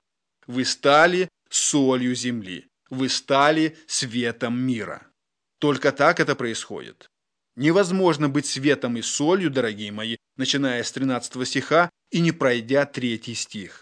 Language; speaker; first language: Russian; native; Russian